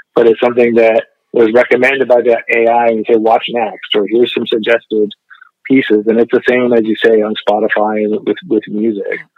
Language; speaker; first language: English; native; English